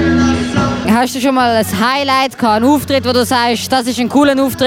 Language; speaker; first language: German; native; German